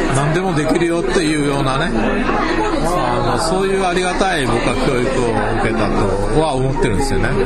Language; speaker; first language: Japanese; native; Japanese